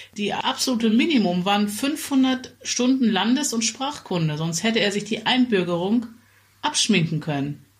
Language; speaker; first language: German; native; German